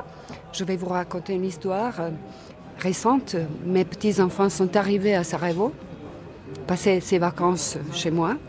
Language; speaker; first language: French; non-native, fluent; Bosnian